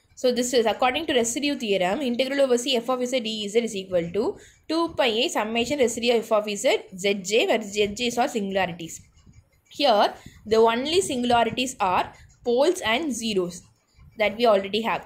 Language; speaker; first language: English; non-native, local second language; Tamil